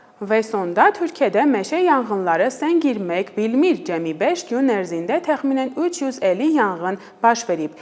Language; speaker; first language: Azerbaijani; non-native, fluent; Armenian